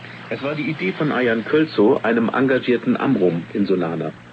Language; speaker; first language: German; native; German